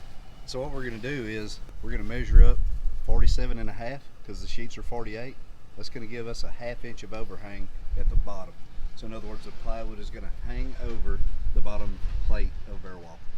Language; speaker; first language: English; native; English